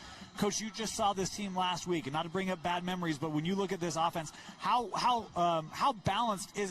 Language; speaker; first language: English; native; English